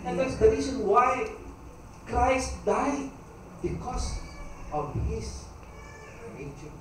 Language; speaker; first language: English; non-native, local second language; Filipino